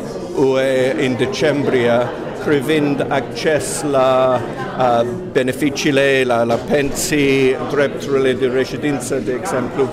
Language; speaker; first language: Romanian; non-native, fluent; English